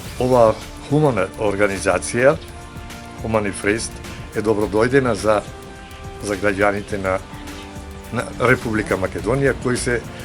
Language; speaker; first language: Macedonian; native; Macedonian